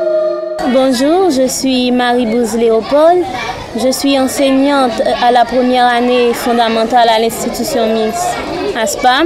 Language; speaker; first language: French; non-native, local second language; Haitian Creole